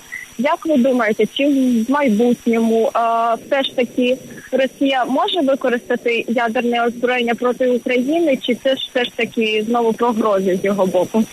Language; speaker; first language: Ukrainian; native; Ukrainian